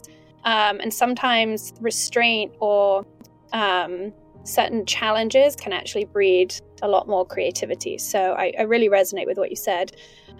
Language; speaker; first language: English; native; English